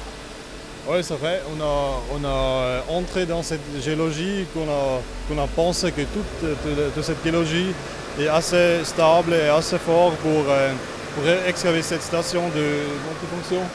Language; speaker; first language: French; non-native, local second language; Italian